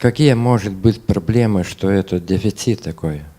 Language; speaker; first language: Russian; non-native, fluent; Lithuanian